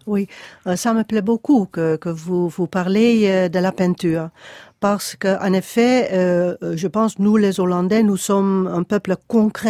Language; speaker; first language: French; non-native, fluent; Dutch